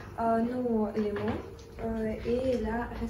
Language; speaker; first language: French; non-native, learner; Russian